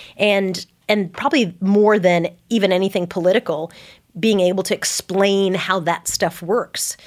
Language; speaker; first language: English; native; English